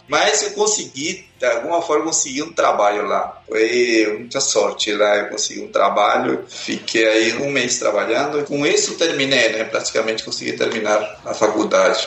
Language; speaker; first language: Portuguese; non-native, fluent; Spanish